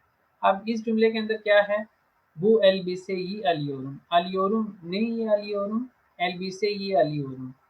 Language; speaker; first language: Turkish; non-native, fluent; Urdu